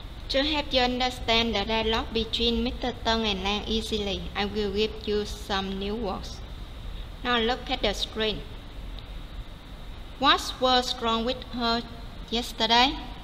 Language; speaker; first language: English; non-native, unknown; Vietnamese